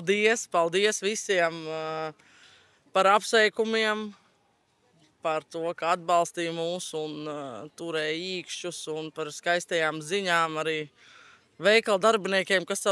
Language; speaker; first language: Latvian; native; Latvian